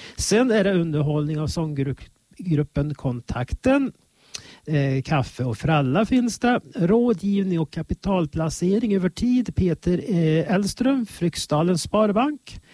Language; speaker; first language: Swedish; native; Swedish